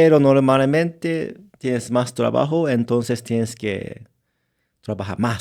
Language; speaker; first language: Spanish; non-native, learner; Japanese